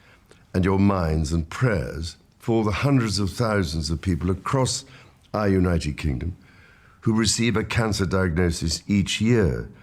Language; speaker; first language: English; native; English